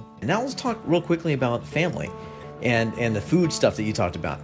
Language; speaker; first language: English; native; English